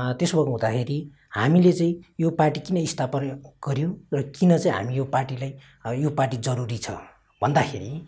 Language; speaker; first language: Nepali; non-native, local second language; Eastern Tamang